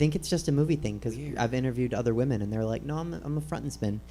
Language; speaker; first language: English; native; English